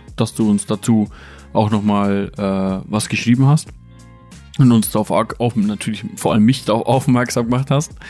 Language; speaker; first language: German; native; German